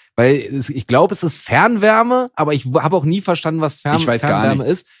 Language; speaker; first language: German; native; German